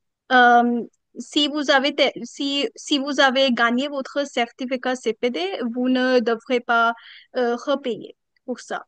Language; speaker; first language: French; non-native, fluent; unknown